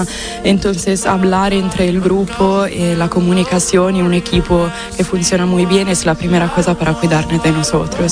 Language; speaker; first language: Spanish; non-native, fluent; Italian